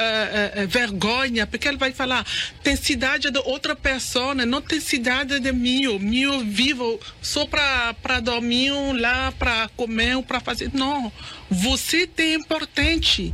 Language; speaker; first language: Portuguese; non-native, learner; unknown